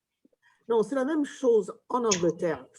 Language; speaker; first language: French; early bilingual, heritage; English